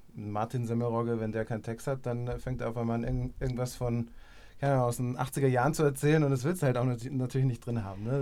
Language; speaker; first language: German; native; German